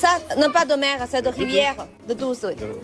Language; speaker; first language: French; non-native, fluent; Chinese